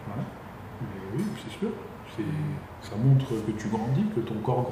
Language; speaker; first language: French; native; French